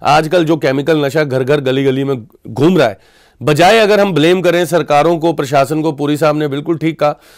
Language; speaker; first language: Hindi; non-native, local second language; Punjabi